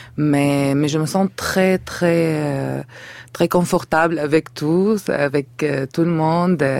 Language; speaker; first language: French; non-native, learner; Arabic